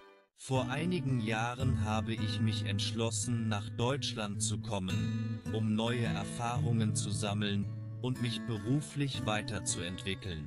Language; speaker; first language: German; non-native, learner; Turkish